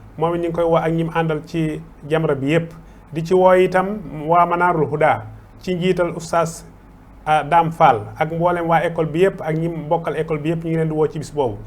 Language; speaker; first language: Wolof; native; Wolof